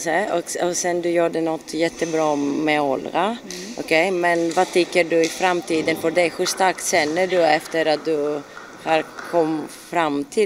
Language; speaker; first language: Swedish; non-native, fluent; Greek